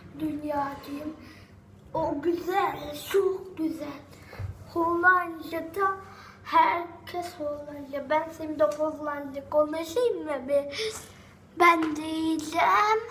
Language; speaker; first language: Turkish; non-native, learner; Dutch